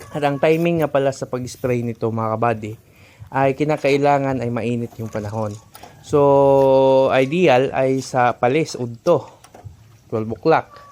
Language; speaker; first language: Filipino; non-native, local second language; Cebuano